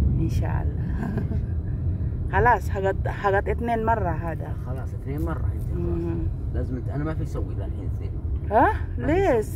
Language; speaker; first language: Arabic; non-native, learner; Filipino